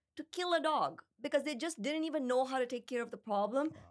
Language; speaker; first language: English; non-native, local second language; Urdu